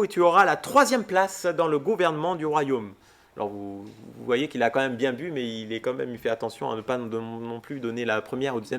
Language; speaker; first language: French; native; French